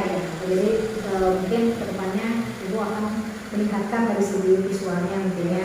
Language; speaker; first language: Indonesian; native; Indonesian